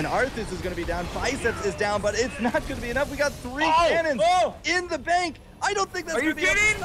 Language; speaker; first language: English; native; English